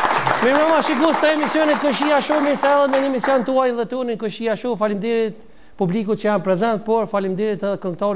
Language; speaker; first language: Albanian; native; Albanian